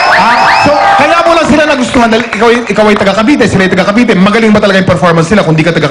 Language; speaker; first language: Filipino; native; Filipino